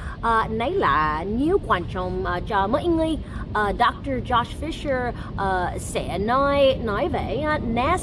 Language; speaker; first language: Vietnamese; non-native, learner; English